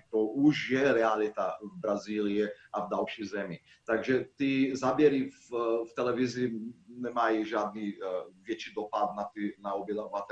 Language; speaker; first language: Czech; non-native, fluent; Portuguese